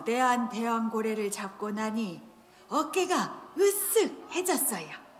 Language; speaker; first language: Korean; native; Korean